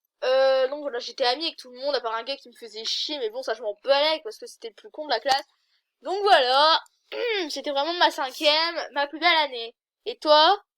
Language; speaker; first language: French; native; French